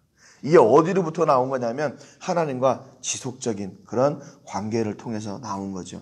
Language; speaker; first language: Korean; native; Korean